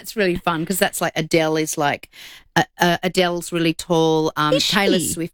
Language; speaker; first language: English; native; English